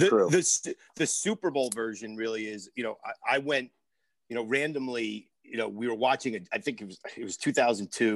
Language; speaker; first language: English; native; English